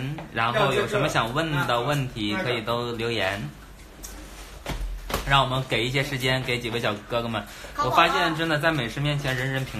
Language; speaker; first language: Chinese; native; Chinese